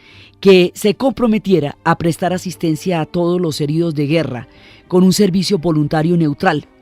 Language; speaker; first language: Spanish; native; Spanish